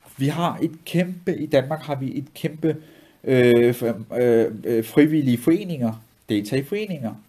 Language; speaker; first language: Danish; early bilingual, other home language; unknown